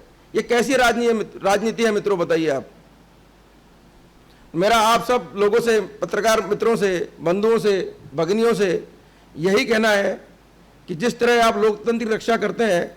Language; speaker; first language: Hindi; native; Hindi